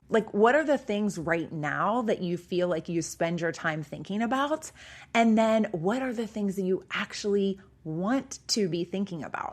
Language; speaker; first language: English; native; English